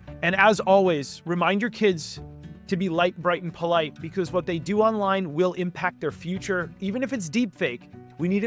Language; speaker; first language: English; native; English